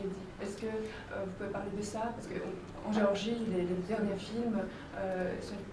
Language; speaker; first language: French; non-native, learner; Georgian